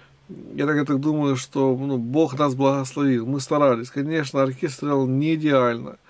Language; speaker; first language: Russian; native; Russian